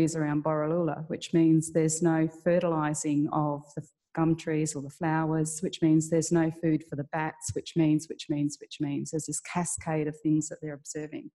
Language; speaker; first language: English; native; English